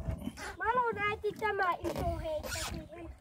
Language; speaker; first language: Finnish; early bilingual, other home language; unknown